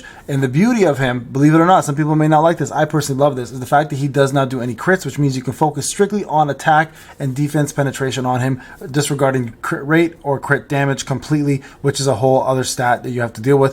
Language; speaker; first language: English; native; English